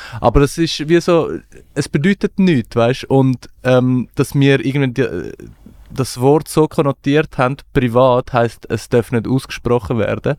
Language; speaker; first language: German; early bilingual, other home language; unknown